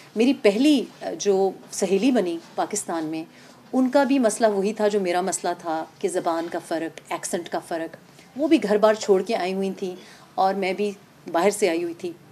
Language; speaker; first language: Urdu; early bilingual, heritage; Urdu